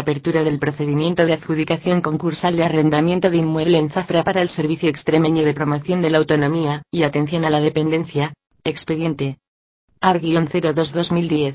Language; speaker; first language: Spanish; native; Spanish